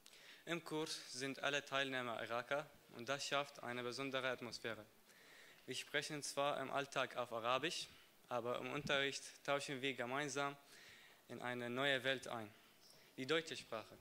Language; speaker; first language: German; non-native, learner; Arabic